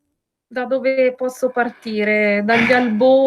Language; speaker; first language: Italian; native; Italian